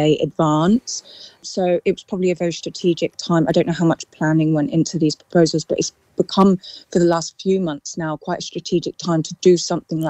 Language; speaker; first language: English; native; English